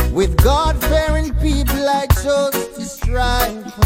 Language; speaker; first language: English; non-native, local second language; Akan